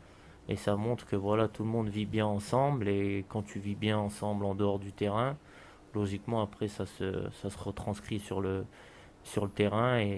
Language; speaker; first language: French; native; French